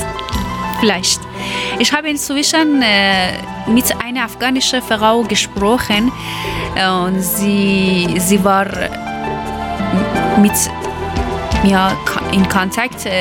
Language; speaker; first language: German; non-native, learner; Persian